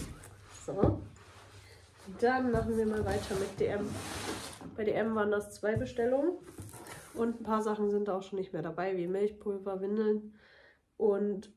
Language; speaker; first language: German; native; German